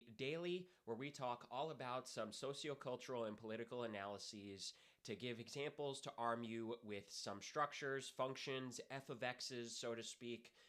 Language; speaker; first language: English; native; English